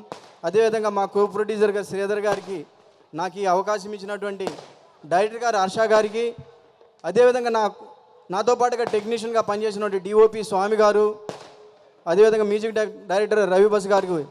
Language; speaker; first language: Telugu; native; Telugu